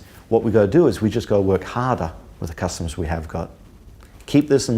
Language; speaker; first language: English; native; English